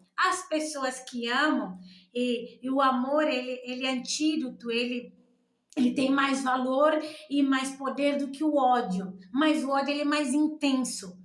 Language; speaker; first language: Portuguese; non-native, local second language; Kabuverdianu